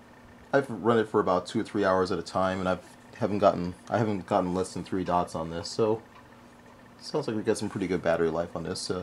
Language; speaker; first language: English; native; English